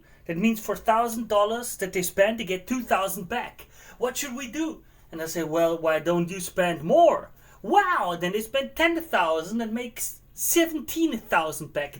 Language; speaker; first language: English; non-native, fluent; German